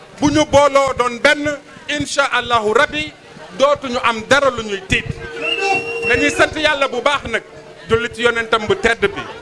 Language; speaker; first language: Wolof; native; Wolof